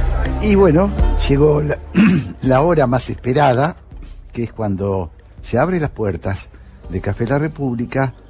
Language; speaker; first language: Spanish; native; Spanish